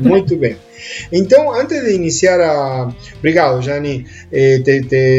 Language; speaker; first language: Portuguese; non-native, fluent; Spanish